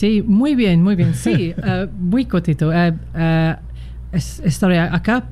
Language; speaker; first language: Spanish; non-native, learner; English